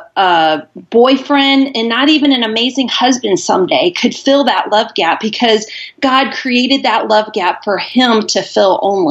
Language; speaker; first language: English; native; English